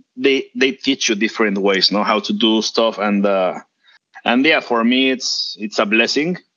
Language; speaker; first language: English; non-native, fluent; Spanish